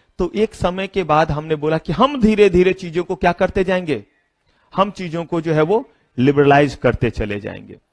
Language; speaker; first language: Hindi; native; Hindi